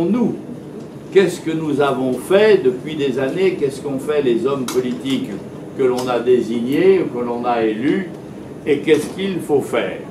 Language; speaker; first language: French; native; French